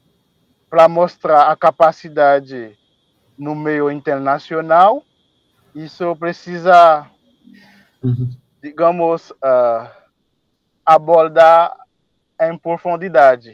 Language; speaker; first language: Portuguese; non-native, fluent; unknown